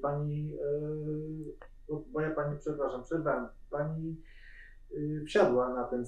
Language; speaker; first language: Polish; native; Polish